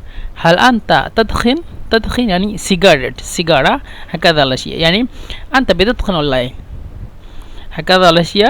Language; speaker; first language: Arabic; non-native, fluent; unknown